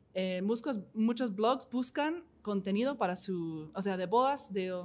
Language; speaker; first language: Spanish; non-native, fluent; English